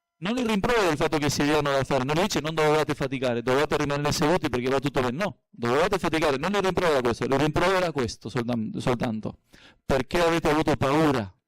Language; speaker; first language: Italian; non-native, fluent; Spanish